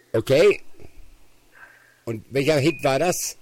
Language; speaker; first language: German; native; German